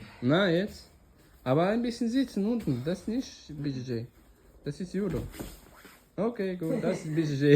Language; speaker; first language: German; non-native, learner; Ukrainian